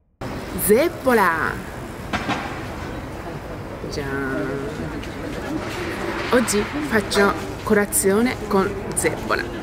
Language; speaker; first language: Italian; non-native, learner; Japanese